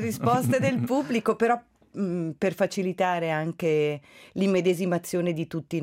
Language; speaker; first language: Italian; native; Italian